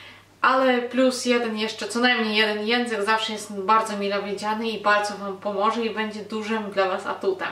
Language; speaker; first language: Polish; non-native, fluent; Ukrainian